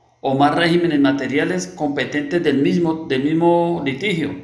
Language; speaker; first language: Spanish; native; Spanish